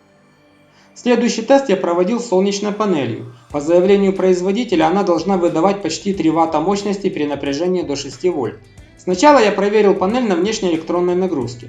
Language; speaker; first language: Russian; native; Russian